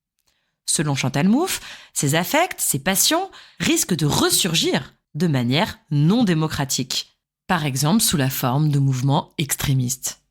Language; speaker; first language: French; native; French